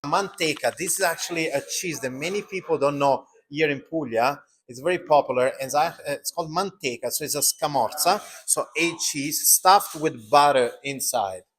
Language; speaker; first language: English; non-native, fluent; Italian